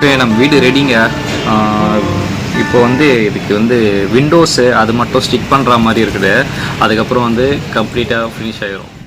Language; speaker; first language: Tamil; native; Tamil